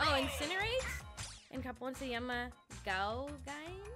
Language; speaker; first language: Spanish; early bilingual, heritage; Spanish